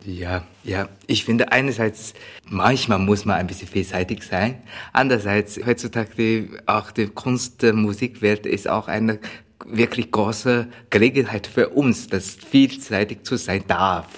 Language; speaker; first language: German; non-native, learner; Chinese